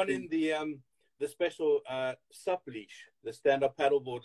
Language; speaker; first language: English; native; English